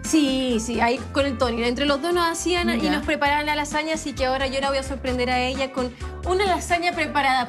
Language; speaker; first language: Spanish; native; Spanish